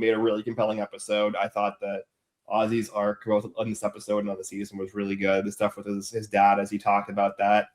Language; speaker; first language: English; native; English